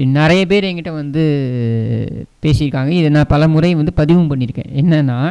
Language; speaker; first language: Tamil; native; Tamil